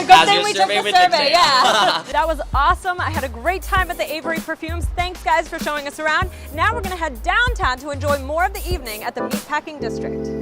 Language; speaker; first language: English; native; English